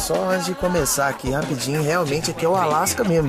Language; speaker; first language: Portuguese; native; Portuguese